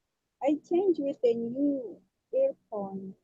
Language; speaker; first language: English; non-native, learner; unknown